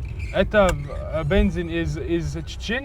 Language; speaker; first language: Russian; non-native, learner; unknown